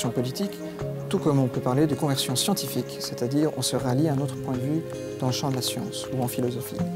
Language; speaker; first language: French; native; French